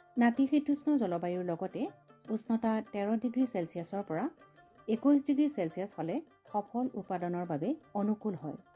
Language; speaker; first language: Assamese; native; Assamese